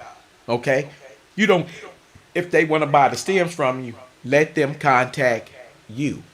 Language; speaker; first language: English; native; English